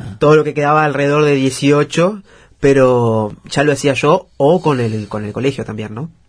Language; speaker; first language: Spanish; early bilingual, other home language; Portuguese